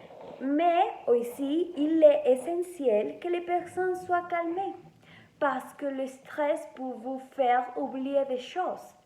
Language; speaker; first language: French; non-native, learner; Spanish